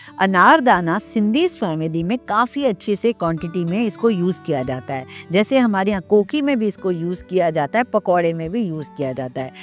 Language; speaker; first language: Hindi; non-native, local second language; Sindhi